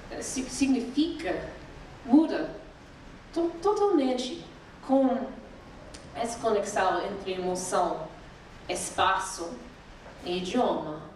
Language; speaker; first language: Portuguese; non-native, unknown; English